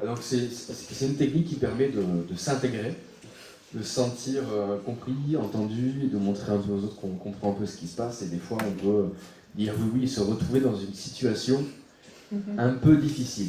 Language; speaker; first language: French; native; French